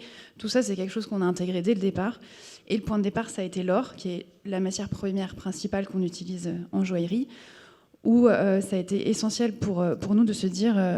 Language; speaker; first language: French; native; French